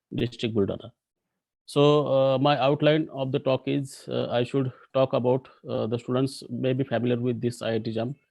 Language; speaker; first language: English; non-native, local second language; Marathi